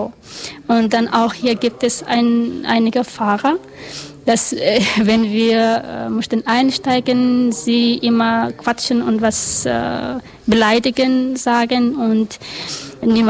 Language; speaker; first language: German; non-native, learner; Persian